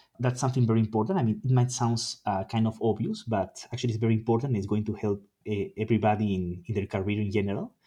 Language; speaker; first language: English; non-native, fluent; Spanish